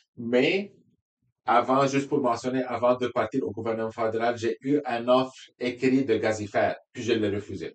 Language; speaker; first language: French; non-native, local second language; Arabic